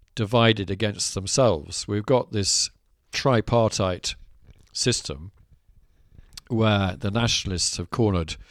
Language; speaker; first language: English; native; English